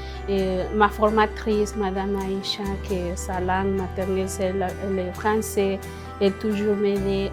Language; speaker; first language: French; non-native, fluent; Spanish